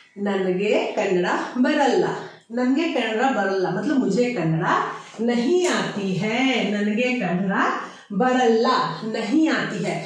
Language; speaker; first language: Hindi; native; Hindi